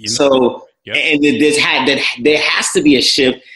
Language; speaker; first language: English; native; English